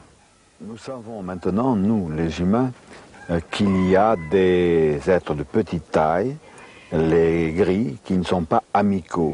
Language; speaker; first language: French; native; French